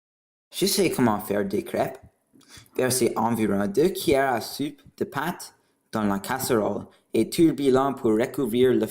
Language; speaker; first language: French; non-native, learner; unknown